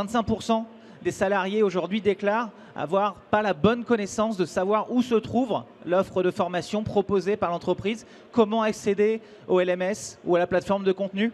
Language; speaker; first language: French; native; French